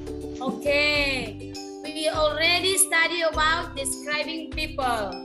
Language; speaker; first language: English; non-native, learner; Indonesian